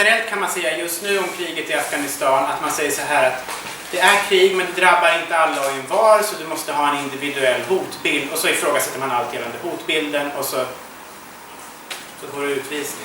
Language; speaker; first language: Swedish; native; Swedish